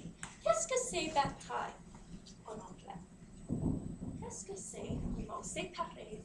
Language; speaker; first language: French; non-native, fluent; English